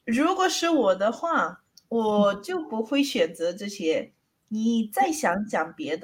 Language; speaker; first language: Chinese; non-native, learner; Spanish